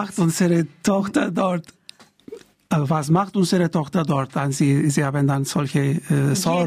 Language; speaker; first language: German; non-native, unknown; Turkish